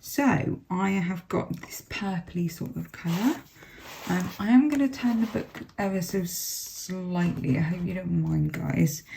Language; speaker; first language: English; native; English